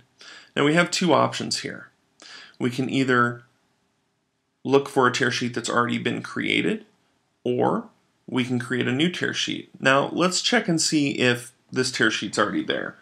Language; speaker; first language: English; native; English